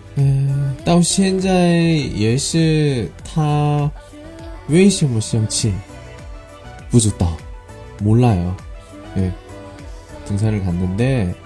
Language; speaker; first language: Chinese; non-native, learner; Korean